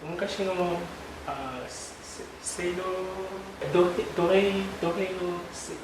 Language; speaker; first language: Japanese; non-native, learner; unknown